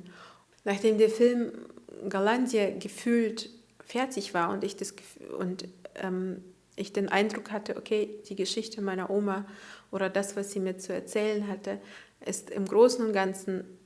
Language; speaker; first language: German; early bilingual, other home language; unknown